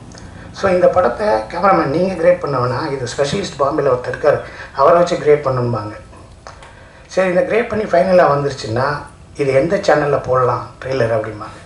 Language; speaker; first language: Tamil; native; Tamil